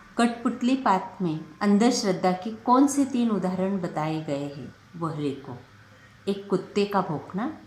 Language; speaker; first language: Hindi; non-native, local second language; Marathi